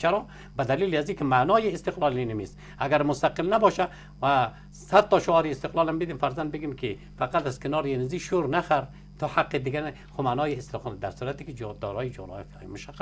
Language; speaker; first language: Persian; native; Persian